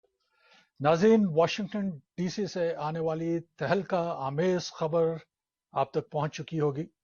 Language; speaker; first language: Urdu; native; Urdu